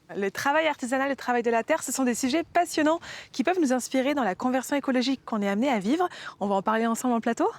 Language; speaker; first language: French; native; French